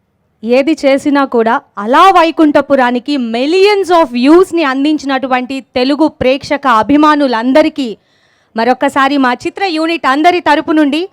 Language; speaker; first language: Telugu; native; Telugu